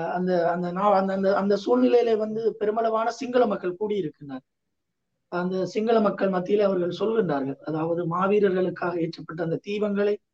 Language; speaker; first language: Tamil; native; Tamil